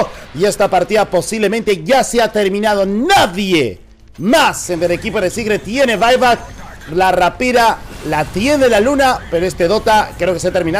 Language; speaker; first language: Spanish; native; Spanish